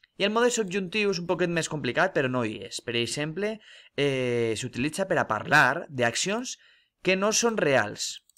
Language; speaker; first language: Catalan; non-native, local second language; Spanish